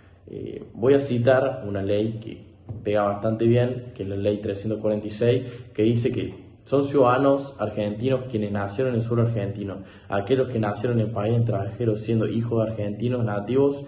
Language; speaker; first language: Spanish; native; Spanish